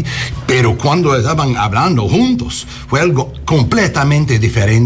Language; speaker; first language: Spanish; non-native, learner; English